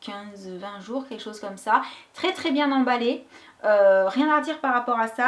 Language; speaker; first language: French; native; French